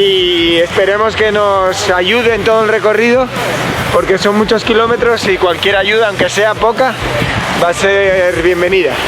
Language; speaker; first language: Spanish; native; Spanish